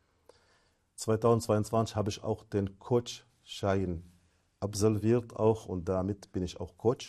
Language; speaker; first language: German; non-native, fluent; Arabic